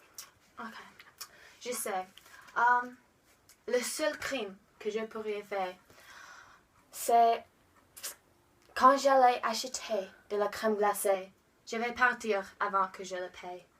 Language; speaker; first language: French; non-native, learner; English